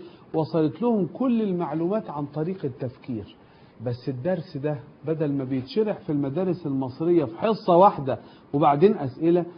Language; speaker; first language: Arabic; native; Arabic